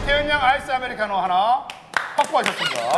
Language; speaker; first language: Korean; native; Korean